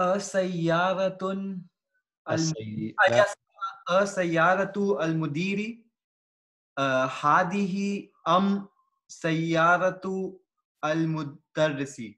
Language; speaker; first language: Arabic; non-native, learner; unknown